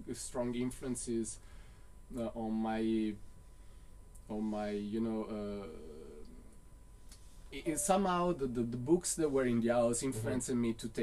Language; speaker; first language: English; non-native, fluent; Italian